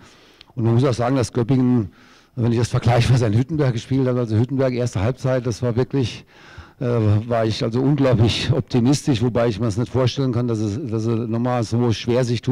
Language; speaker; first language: German; native; German